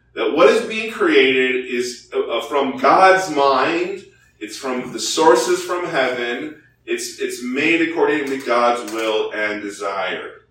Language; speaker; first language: English; early bilingual, other home language; Korean